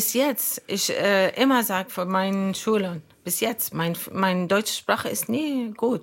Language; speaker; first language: German; non-native, learner; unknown